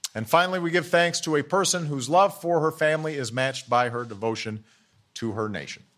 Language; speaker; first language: English; native; English